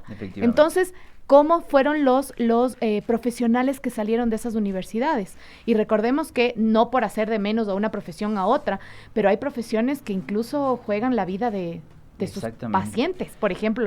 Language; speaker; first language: Spanish; native; Spanish